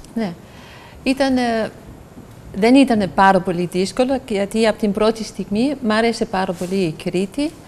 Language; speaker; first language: Greek; non-native, fluent; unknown